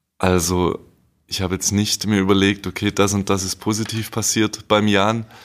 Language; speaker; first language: German; native; German